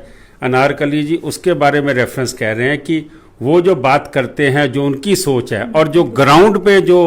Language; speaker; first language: Hindi; non-native, local second language; Punjabi